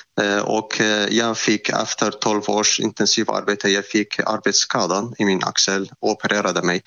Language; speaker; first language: Swedish; non-native, fluent; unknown